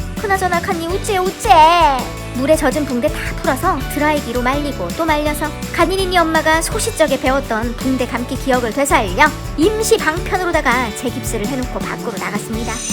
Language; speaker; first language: Korean; native; Korean